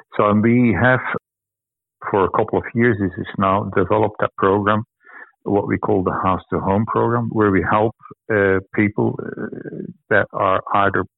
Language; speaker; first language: English; non-native, fluent; Dutch